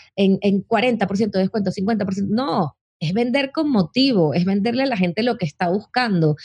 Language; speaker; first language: Spanish; native; Spanish